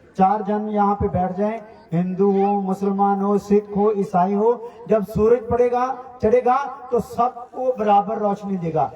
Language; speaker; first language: Hindi; non-native, local second language; Punjabi